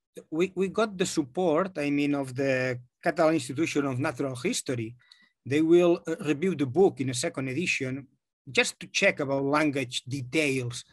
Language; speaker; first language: English; non-native, fluent; Catalan